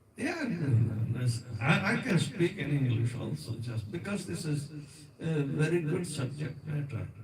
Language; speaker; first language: English; non-native, local second language; Hindi